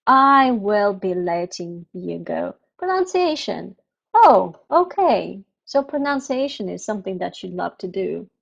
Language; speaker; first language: English; non-native, fluent; Russian